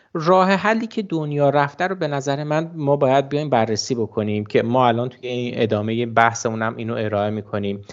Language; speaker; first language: Persian; native; Persian